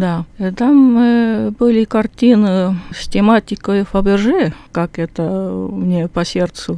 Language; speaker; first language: Russian; non-native, learner; Estonian